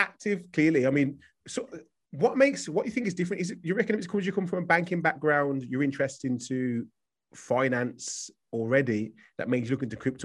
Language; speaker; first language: English; native; English